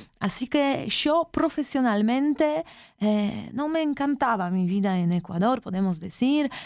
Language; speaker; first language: Spanish; non-native, fluent; Polish